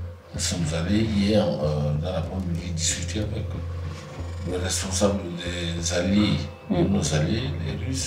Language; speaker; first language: French; non-native, local second language; Sango